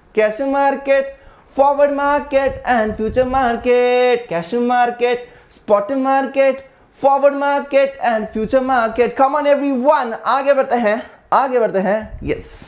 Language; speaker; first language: Hindi; non-native, local second language; Marathi